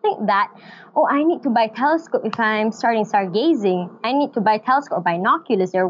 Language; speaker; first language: English; non-native, local second language; Malay